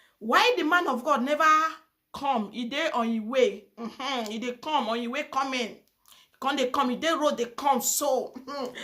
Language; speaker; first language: Nigerian Pidgin; native; Nigerian Pidgin